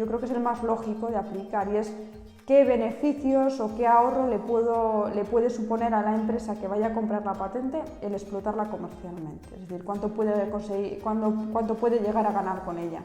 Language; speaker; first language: Spanish; native; Spanish